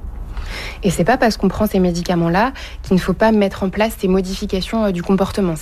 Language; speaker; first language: French; native; French